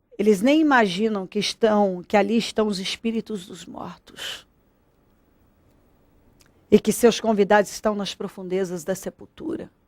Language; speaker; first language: Portuguese; native; Portuguese